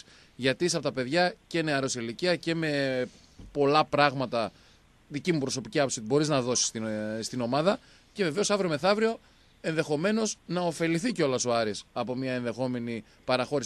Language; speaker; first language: Greek; native; Greek